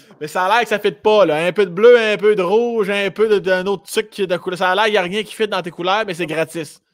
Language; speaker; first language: French; native; French